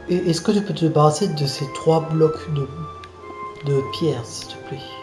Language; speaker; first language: French; native; French